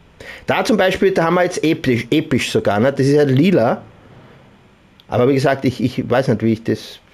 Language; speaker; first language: German; native; German